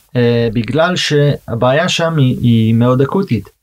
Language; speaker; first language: Hebrew; early bilingual, heritage; Hebrew